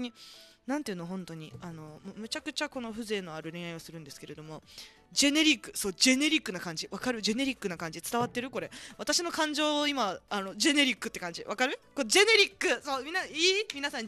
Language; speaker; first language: Japanese; native; Japanese